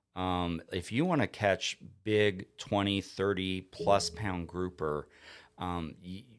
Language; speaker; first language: English; native; English